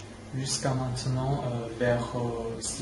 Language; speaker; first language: French; non-native, learner; Chinese